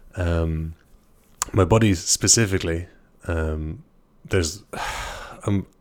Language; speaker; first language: English; native; English